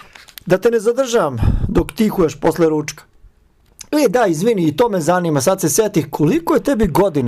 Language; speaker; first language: Bosnian; native; Bosnian